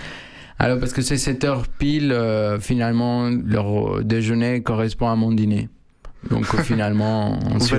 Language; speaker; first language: French; non-native, fluent; Spanish